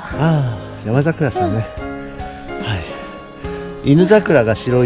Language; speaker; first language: Japanese; native; Japanese